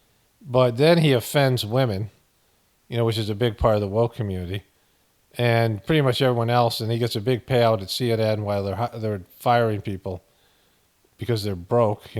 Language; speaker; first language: English; native; English